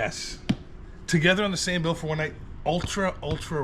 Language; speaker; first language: English; native; English